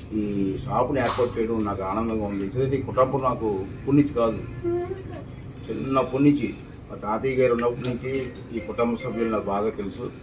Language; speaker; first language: Telugu; native; Telugu